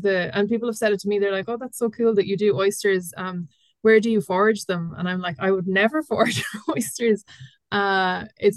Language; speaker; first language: English; native; English